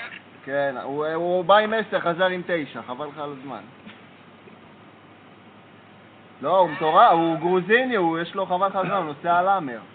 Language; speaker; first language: Hebrew; native; Hebrew